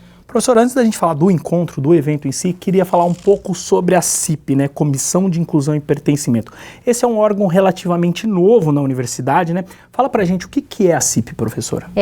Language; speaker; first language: Portuguese; native; Portuguese